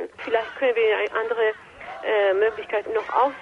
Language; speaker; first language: German; non-native, fluent; Persian